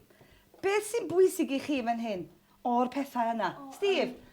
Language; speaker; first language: Welsh; native; Welsh